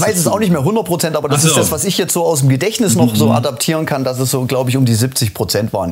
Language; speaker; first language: German; native; German